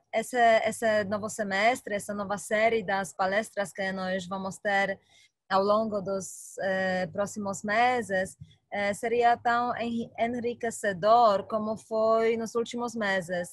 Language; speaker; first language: Portuguese; non-native, fluent; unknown